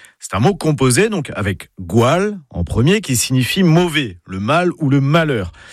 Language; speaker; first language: French; native; French